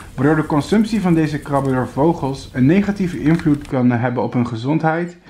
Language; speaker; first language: Dutch; native; Dutch